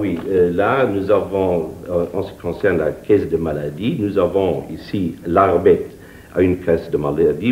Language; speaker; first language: French; non-native, local second language; Luxembourgish